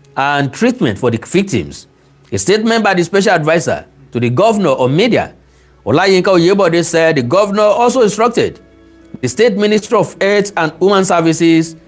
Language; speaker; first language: English; non-native, local second language; Yoruba